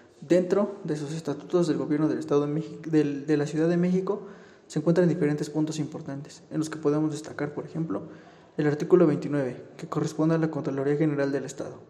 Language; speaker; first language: Spanish; native; Spanish